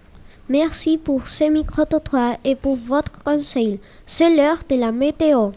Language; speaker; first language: French; non-native, learner; Spanish